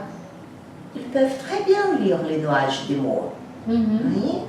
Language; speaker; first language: French; non-native, fluent; Portuguese